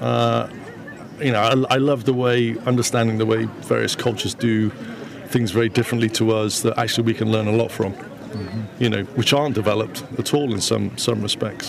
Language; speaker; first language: English; native; English